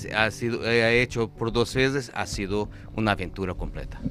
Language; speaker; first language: Spanish; non-native, fluent; Portuguese